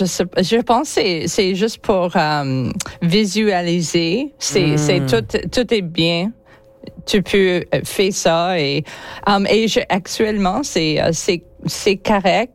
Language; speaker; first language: French; non-native, learner; English